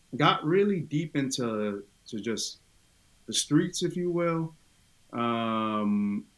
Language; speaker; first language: English; early bilingual, other home language; Tongan